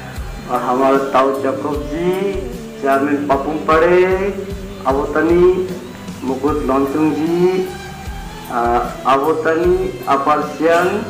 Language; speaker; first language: Hindi; non-native, local second language; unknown